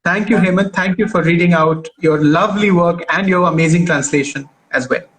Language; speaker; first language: English; non-native, local second language; Marathi